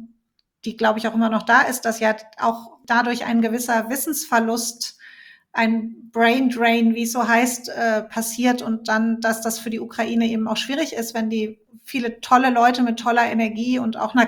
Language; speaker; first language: German; native; German